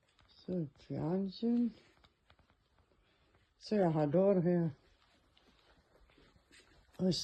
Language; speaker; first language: Danish; non-native, learner; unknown